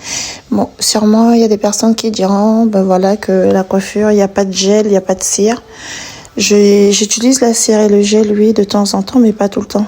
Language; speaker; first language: French; native; French